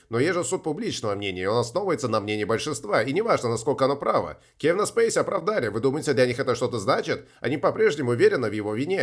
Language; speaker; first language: Russian; native; Russian